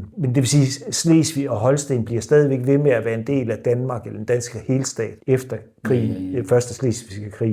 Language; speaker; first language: Danish; native; Danish